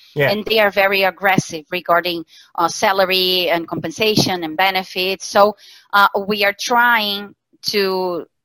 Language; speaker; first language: English; non-native, fluent; Portuguese